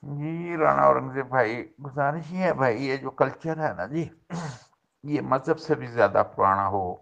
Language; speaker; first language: Urdu; non-native, local second language; Haryanvi